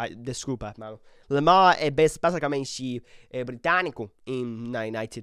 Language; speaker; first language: Portuguese; non-native, learner; English